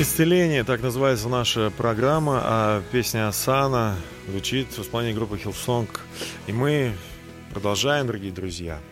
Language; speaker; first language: Russian; native; Russian